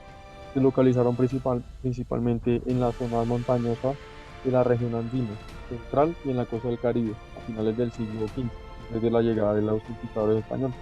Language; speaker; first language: Spanish; native; Spanish